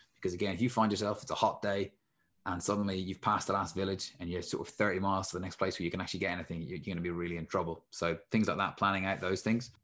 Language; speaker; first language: English; native; English